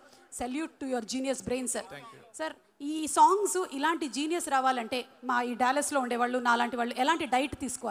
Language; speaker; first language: Telugu; native; Telugu